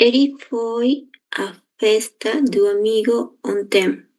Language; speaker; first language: Portuguese; non-native, learner; Spanish